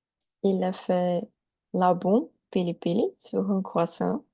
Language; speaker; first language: French; non-native, learner; Portuguese